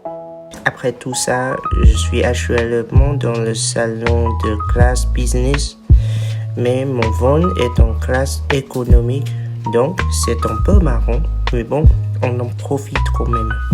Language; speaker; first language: French; non-native, fluent; Vietnamese